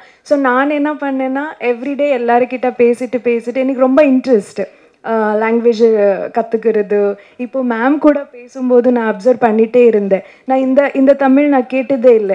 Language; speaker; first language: Tamil; non-native, learner; Kannada